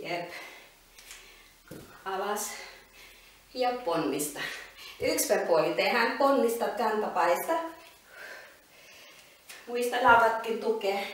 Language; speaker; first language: Finnish; non-native, learner; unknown